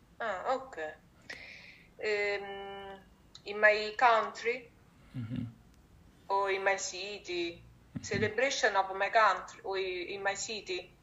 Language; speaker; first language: English; non-native, learner; Italian